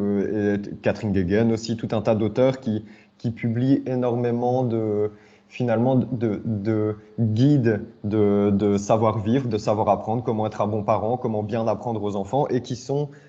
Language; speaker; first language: French; native; French